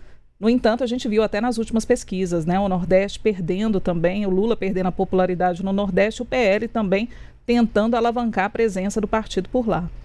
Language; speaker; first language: Portuguese; native; Portuguese